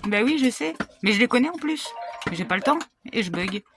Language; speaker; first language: French; native; French